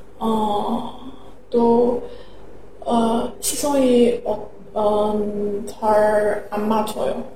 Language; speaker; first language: Korean; non-native, learner; Chinese